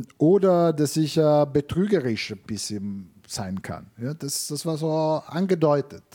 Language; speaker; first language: German; non-native, fluent; Italian